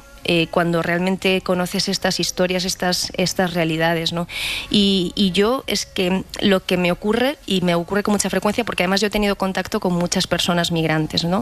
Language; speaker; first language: Spanish; native; Spanish